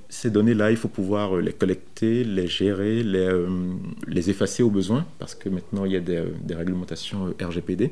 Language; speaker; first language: French; non-native, local second language; Fon